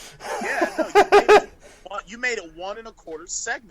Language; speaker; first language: English; native; English